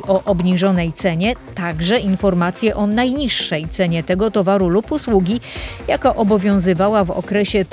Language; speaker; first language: Polish; native; Polish